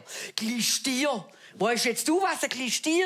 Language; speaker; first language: German; native; German